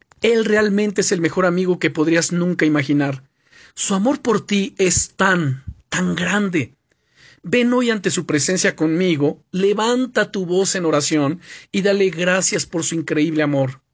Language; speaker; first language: Spanish; native; Spanish